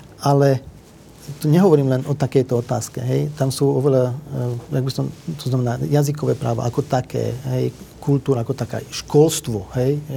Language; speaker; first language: Slovak; non-native, local second language; Hungarian